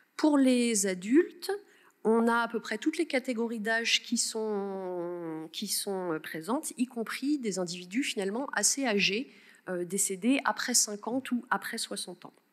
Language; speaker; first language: French; native; French